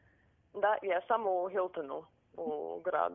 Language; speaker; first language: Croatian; early bilingual, heritage; Croatian